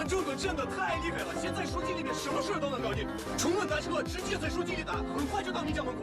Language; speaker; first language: Chinese; non-native, fluent; Russian